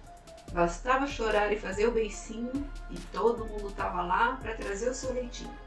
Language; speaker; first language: Portuguese; native; Portuguese